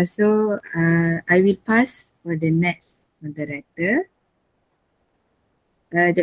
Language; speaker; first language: English; non-native, fluent; Malay